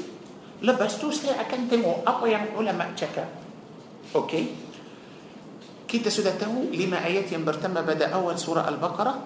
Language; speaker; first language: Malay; non-native, fluent; Arabic